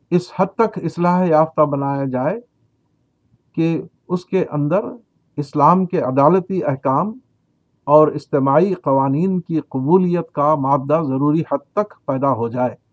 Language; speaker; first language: Urdu; native; Urdu